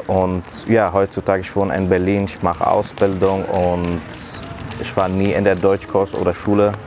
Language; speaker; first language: German; non-native, fluent; Persian